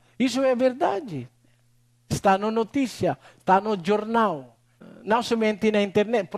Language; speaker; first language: Portuguese; non-native, learner; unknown